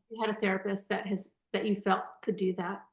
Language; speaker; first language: English; native; English